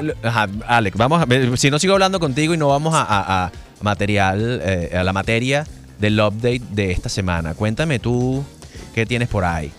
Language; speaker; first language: Spanish; native; Spanish